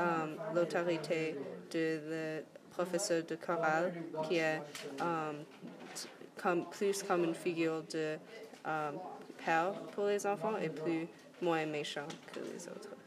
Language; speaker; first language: French; non-native, learner; English